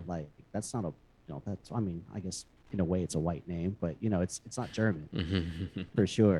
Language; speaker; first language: English; native; English